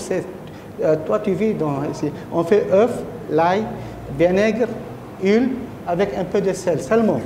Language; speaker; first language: French; non-native, learner; Arabic